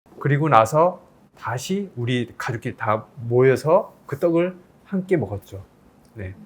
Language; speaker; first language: Korean; native; Korean